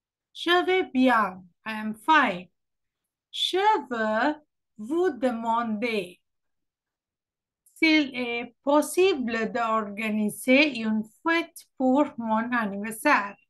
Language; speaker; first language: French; non-native, fluent; Sinhala